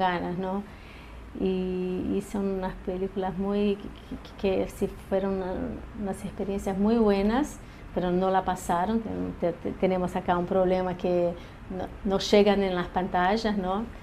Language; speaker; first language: Spanish; early bilingual, heritage; Portuguese